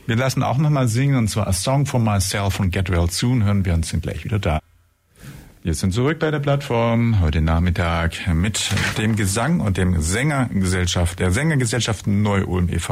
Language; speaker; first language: German; native; German